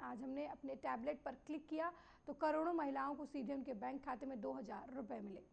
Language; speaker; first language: Hindi; native; Hindi